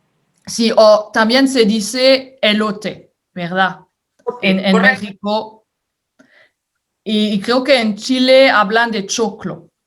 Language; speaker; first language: Spanish; non-native, fluent; French